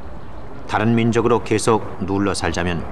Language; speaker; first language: Korean; native; Korean